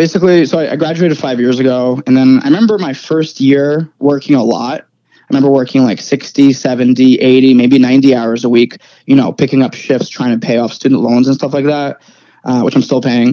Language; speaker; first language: English; native; English